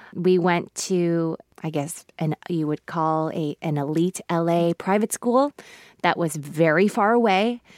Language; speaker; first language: English; early bilingual, other home language; Korean